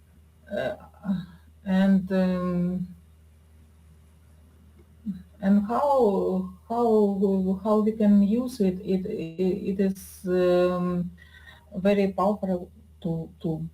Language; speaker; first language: English; non-native, learner; Russian